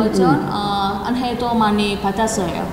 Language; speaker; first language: Korean; non-native, learner; Indonesian